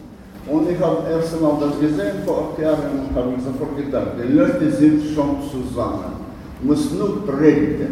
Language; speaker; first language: German; non-native, learner; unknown